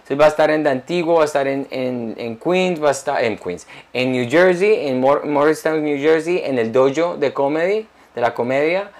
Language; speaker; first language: Spanish; early bilingual, heritage; Spanish